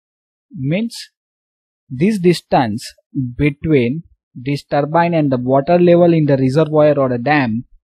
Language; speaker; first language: English; non-native, local second language; Gujarati